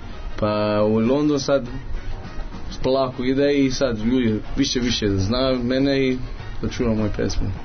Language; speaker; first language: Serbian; early bilingual, heritage; Serbian